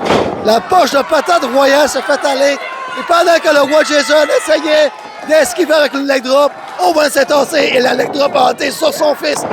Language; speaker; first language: French; native; French